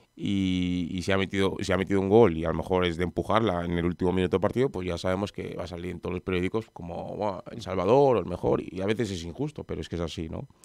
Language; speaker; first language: Spanish; native; Spanish